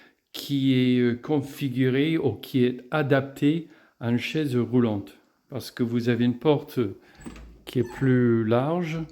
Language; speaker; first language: French; non-native, fluent; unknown